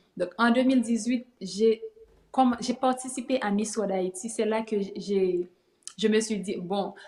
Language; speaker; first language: French; native; French